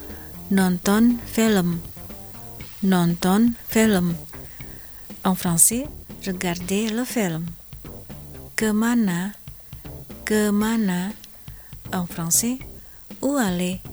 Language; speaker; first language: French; non-native, fluent; Indonesian